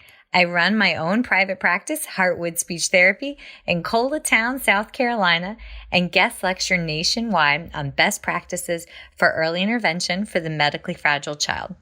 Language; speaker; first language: English; native; English